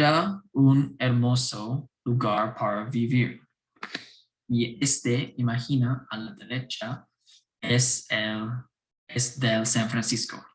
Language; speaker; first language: Spanish; non-native, learner; English